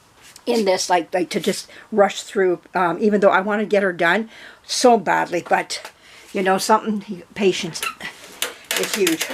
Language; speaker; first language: English; native; English